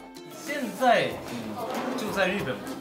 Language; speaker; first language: Chinese; non-native, fluent; Japanese